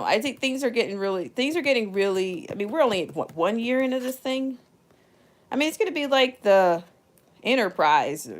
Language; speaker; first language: English; native; English